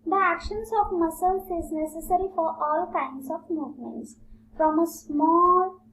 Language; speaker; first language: English; non-native, local second language; Marathi